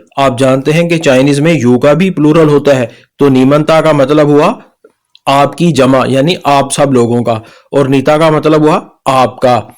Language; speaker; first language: Urdu; native; Urdu